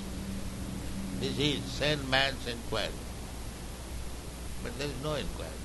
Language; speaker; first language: English; non-native, local second language; Bangla